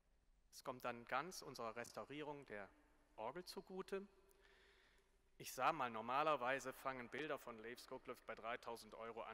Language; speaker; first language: German; native; German